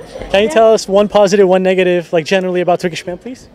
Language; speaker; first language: English; non-native, fluent; Turkish